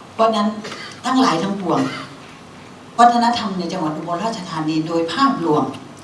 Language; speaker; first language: Thai; native; Thai